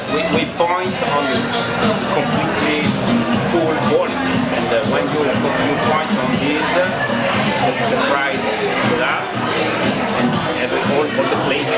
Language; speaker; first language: English; non-native, fluent; Italian